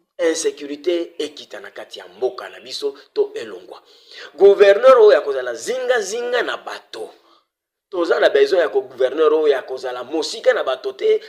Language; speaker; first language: Lingala; native; Lingala